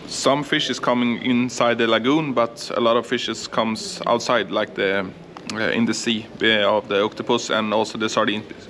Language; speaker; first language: English; non-native, fluent; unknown